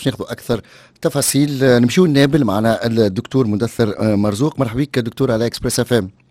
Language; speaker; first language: Arabic; native; Arabic